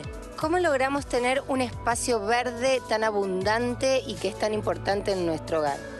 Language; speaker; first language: Spanish; native; Spanish